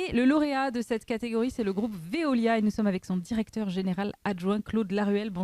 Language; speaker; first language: French; native; French